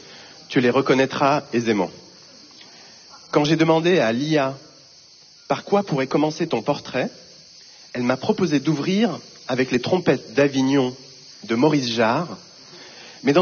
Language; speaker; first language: French; non-native, fluent; Portuguese